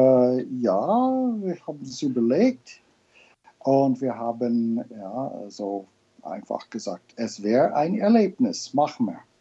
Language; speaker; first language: German; non-native, fluent; English